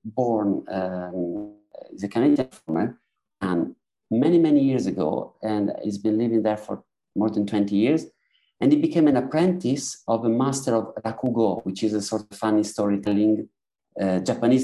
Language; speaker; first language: English; non-native, fluent; Italian